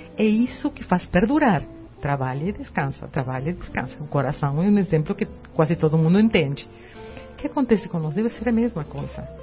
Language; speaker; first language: Portuguese; non-native, fluent; Spanish